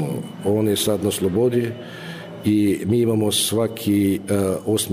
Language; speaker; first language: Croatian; non-native, fluent; Russian